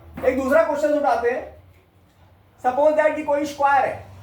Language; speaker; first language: Hindi; native; Hindi